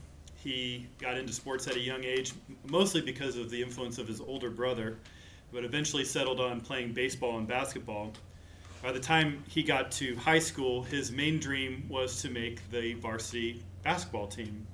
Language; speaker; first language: English; native; English